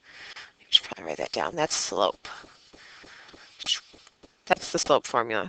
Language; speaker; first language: English; native; English